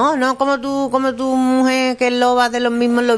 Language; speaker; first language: Spanish; native; Spanish